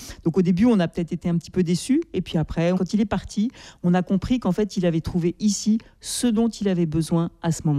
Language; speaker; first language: French; native; French